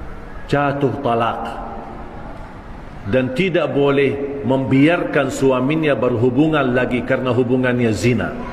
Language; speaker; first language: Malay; non-native, fluent; Arabic